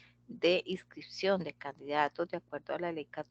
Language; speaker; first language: Spanish; native; Spanish